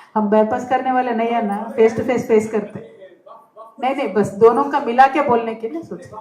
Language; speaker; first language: Hindi; non-native, local second language; Telugu